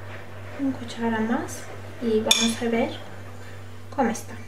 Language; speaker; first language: Spanish; non-native, learner; Turkish